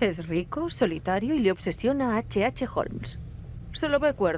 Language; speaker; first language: Spanish; native; Spanish